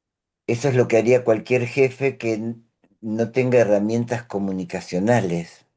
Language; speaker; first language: Spanish; native; Spanish